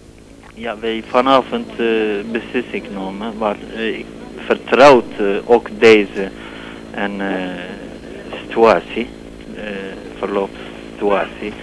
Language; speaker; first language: Dutch; non-native, learner; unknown